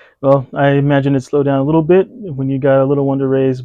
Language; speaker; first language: English; native; English